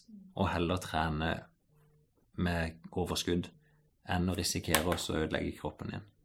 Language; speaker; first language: Norwegian; native; Norwegian